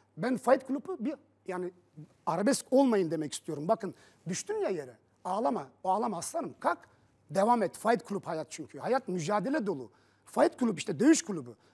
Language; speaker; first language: Turkish; early bilingual, heritage; Turkish